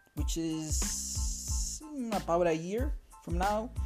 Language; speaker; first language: English; non-native, fluent; Spanish